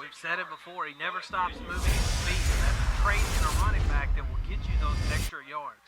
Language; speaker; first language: English; native; English